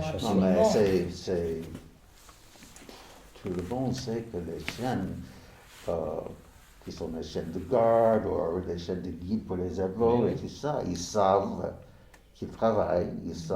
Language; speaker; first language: French; non-native, fluent; English